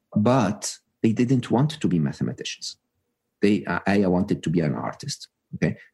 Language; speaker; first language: English; non-native, fluent; Arabic